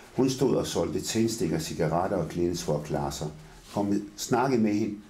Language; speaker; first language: Danish; early bilingual, other home language; Arabic